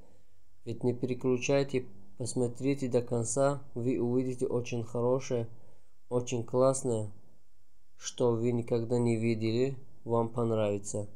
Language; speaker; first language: Russian; non-native, learner; Tajik